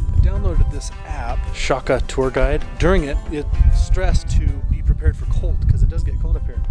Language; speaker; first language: English; native; English